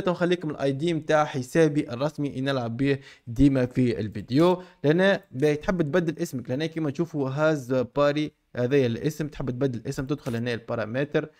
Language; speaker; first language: Arabic; native; Arabic